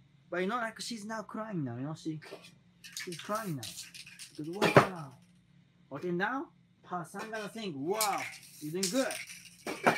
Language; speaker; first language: English; non-native, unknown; Japanese